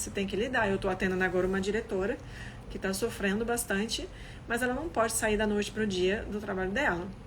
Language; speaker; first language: Portuguese; non-native, fluent; French